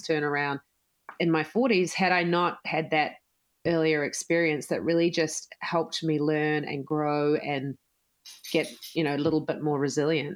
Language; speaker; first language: English; native; English